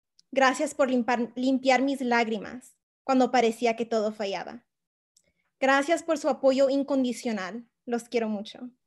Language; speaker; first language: Spanish; native; Spanish